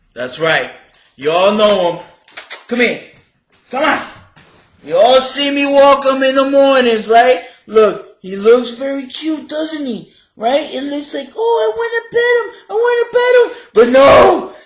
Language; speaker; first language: English; native; English